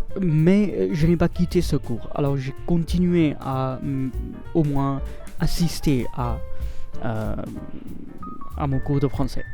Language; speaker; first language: French; non-native, fluent; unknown